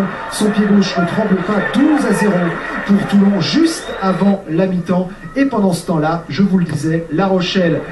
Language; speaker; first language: French; native; French